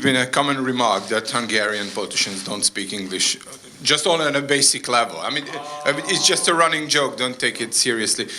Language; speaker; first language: English; non-native, fluent; Hungarian